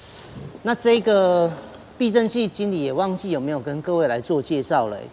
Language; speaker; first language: Chinese; native; Chinese